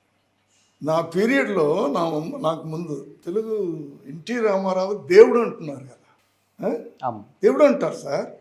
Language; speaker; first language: Telugu; non-native, learner; Tamil